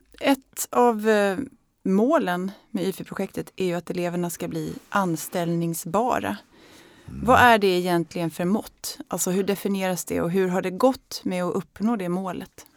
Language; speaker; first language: Swedish; native; Swedish